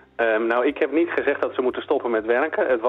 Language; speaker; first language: Dutch; native; Dutch